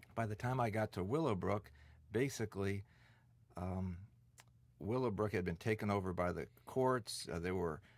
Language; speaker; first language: English; native; English